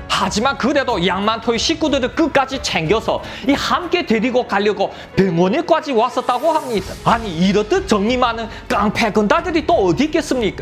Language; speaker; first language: Korean; native; Korean